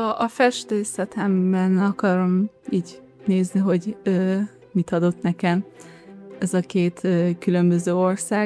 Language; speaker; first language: Hungarian; early bilingual, other home language; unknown